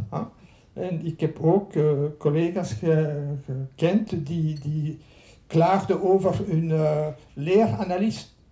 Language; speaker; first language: Dutch; non-native, local second language; French